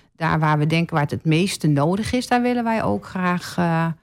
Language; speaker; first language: Dutch; native; Dutch